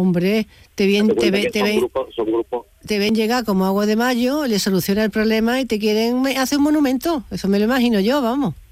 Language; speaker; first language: Spanish; native; Spanish